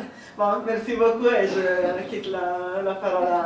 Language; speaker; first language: French; non-native, fluent; Italian